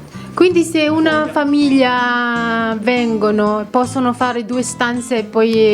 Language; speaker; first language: Italian; non-native, learner; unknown